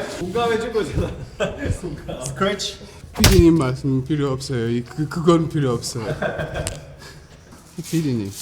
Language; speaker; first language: Korean; non-native, fluent; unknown